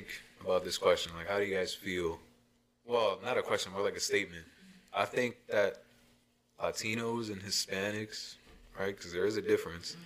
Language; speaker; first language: English; early bilingual, other home language; Spanish